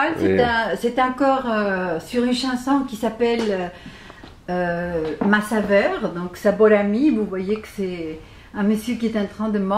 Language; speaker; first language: French; non-native, fluent; Spanish